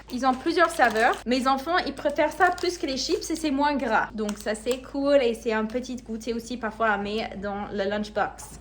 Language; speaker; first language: French; non-native, fluent; English